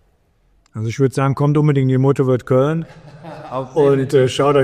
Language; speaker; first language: German; native; German